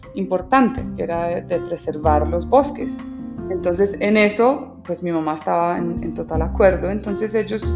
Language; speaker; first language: Spanish; early bilingual, other home language; English